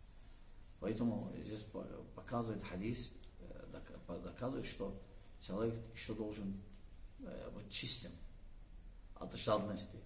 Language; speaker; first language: Russian; non-native, learner; Azerbaijani